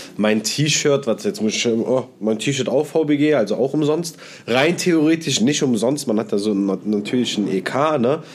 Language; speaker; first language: German; native; German